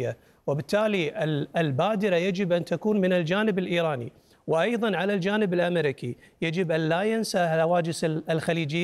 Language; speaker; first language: Arabic; native; Arabic